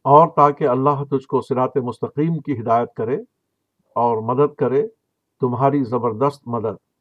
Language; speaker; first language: Urdu; native; Urdu